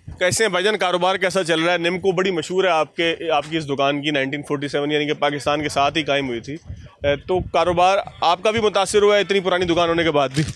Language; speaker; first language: Urdu; native; Urdu